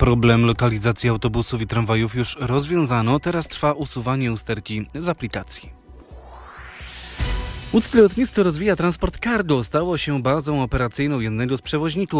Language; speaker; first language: Polish; native; Polish